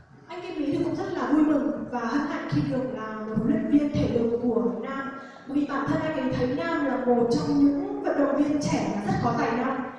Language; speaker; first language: Vietnamese; native; Vietnamese